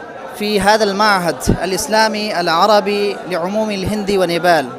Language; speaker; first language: Arabic; non-native, fluent; Urdu